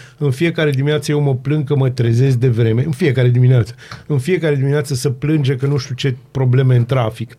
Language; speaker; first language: Romanian; native; Romanian